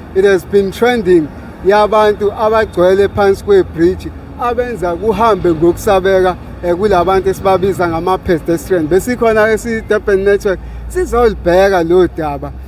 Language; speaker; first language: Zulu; native; Zulu